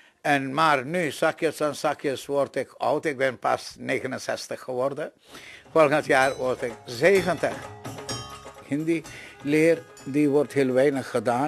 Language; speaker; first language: Dutch; non-native, local second language; Caribbean Hindustani